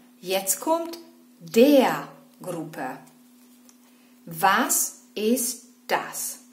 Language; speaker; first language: German; non-native, fluent; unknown